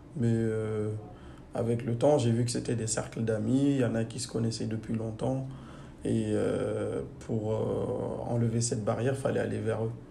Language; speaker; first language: French; non-native, local second language; Fula